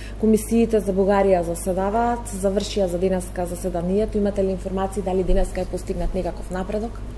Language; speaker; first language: Macedonian; native; Macedonian